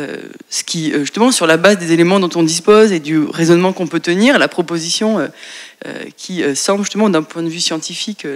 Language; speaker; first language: French; native; French